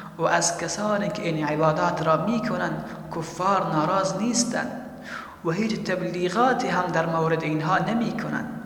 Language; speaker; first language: Persian; native; Persian